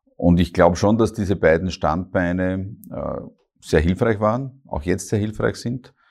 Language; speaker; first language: German; native; German